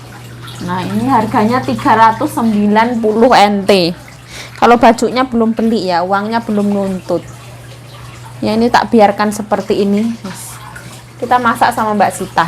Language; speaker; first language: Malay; non-native, local second language; Javanese